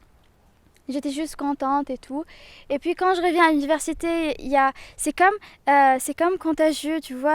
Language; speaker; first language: French; non-native, local second language; Arabic